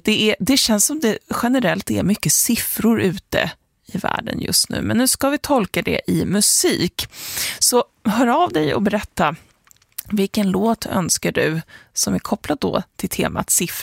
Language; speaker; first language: Swedish; native; Swedish